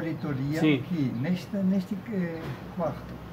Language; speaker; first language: Portuguese; non-native, fluent; German